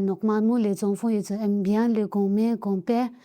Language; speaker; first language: French; non-native, learner; Tibetan